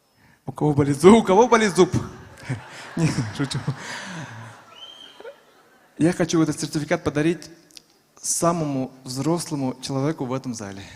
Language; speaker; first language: Russian; non-native, local second language; Bashkir